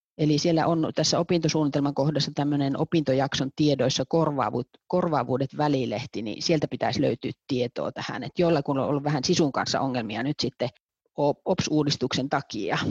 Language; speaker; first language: Finnish; native; Finnish